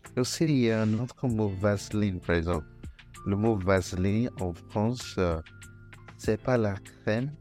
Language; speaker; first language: French; non-native, fluent; Yoruba